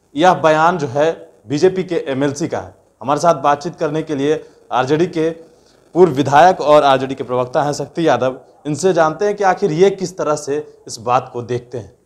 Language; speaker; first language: Hindi; native; Hindi